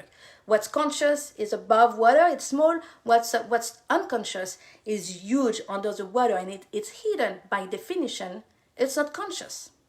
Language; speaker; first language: English; non-native, fluent; French